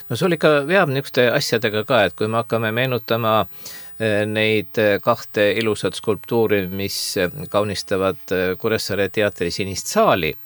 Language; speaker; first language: Estonian; native; Estonian